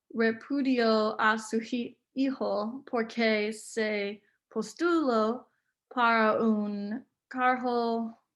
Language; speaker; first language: Spanish; non-native, learner; English